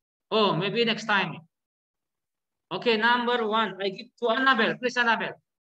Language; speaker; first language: English; non-native, learner; Indonesian